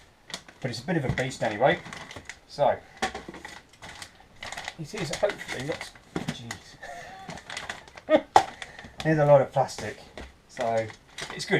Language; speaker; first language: English; native; English